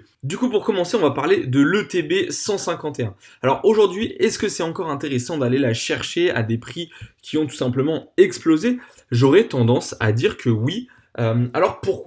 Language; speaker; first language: French; native; French